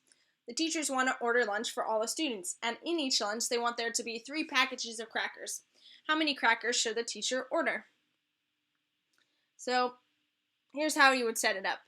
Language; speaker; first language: English; native; English